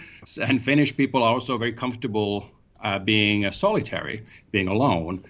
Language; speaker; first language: English; non-native, fluent; Finnish